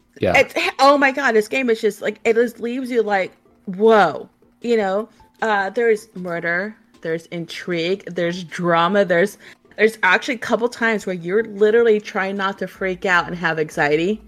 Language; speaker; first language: English; native; English